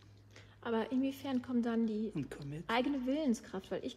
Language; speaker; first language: German; native; German